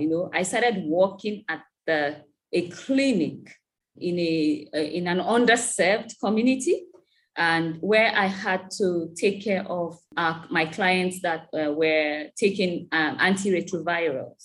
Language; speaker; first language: English; non-native, local second language; Igbo